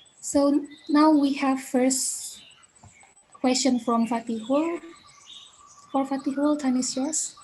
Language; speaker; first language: English; non-native, learner; Indonesian